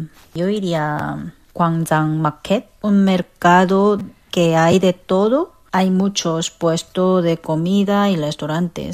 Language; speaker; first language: Spanish; non-native, fluent; Korean